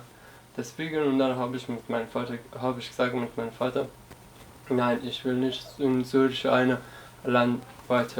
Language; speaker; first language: German; non-native, learner; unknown